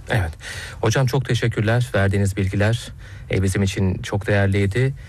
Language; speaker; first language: Turkish; native; Turkish